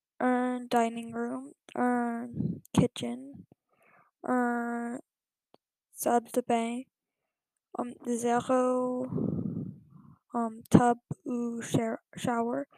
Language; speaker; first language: French; non-native, learner; English